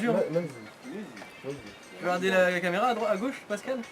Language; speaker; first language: French; native; French